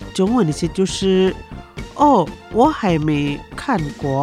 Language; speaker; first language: Chinese; non-native, fluent; Indonesian